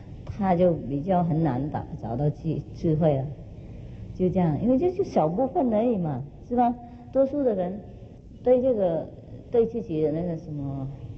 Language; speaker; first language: Chinese; non-native, fluent; Vietnamese